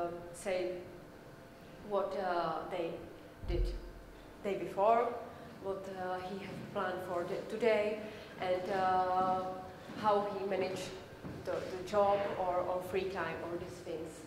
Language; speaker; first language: English; non-native, learner; Czech